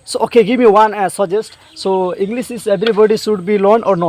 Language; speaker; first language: English; non-native, learner; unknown